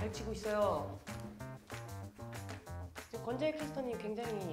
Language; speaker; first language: Korean; native; Korean